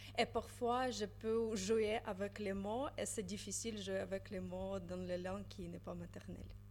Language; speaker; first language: French; non-native, learner; Ukrainian